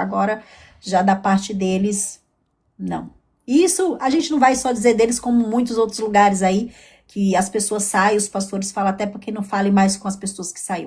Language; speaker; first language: Portuguese; native; Portuguese